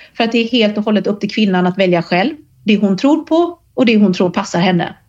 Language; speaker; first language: Swedish; native; Swedish